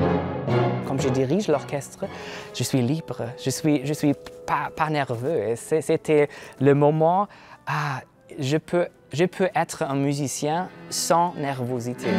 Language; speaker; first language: French; non-native, learner; German